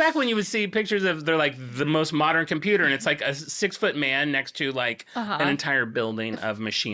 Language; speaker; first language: English; native; English